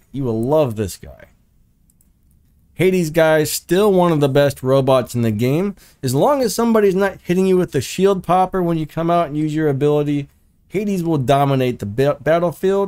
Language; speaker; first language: English; native; English